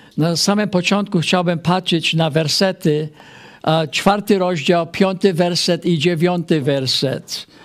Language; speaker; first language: Polish; non-native, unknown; English